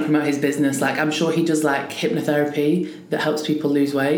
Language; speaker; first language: English; native; English